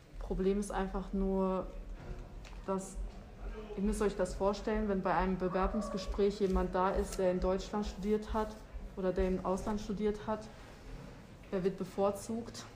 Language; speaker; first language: German; early bilingual, other home language; Albanian